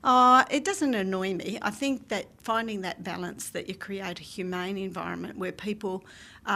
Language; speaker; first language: English; native; English